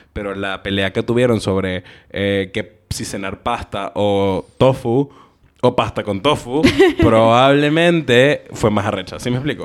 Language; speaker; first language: Spanish; early bilingual, heritage; Spanish